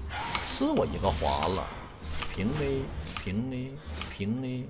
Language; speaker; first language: Chinese; native; Chinese